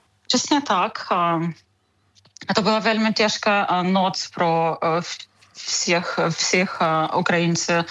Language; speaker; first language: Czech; non-native, learner; Ukrainian